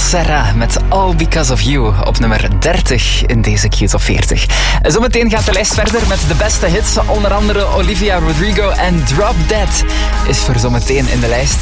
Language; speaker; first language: Dutch; native; Dutch